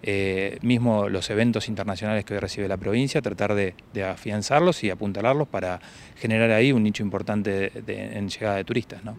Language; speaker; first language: Spanish; native; Spanish